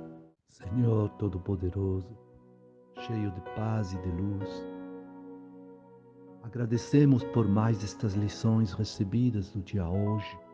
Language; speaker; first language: Portuguese; native; Portuguese